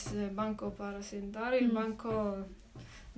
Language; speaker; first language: Spanish; non-native, learner; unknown